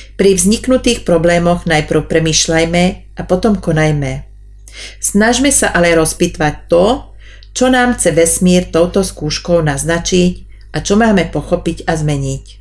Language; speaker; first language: Slovak; non-native, local second language; Hungarian